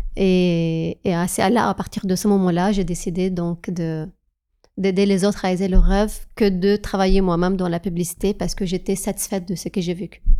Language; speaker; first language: French; non-native, fluent; Arabic